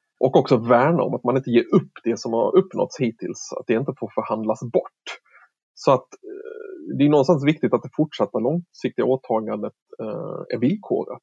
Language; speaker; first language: Swedish; native; Swedish